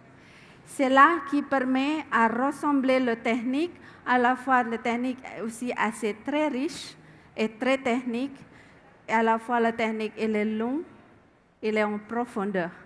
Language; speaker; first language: French; non-native, learner; Indonesian